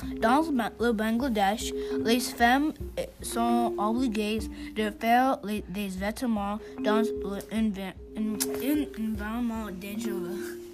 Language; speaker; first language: French; non-native, learner; English